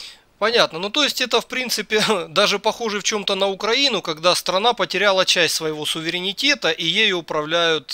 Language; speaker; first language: Russian; native; Russian